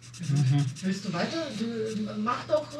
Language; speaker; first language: German; native; German